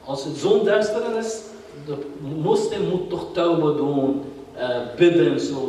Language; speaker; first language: Dutch; non-native, fluent; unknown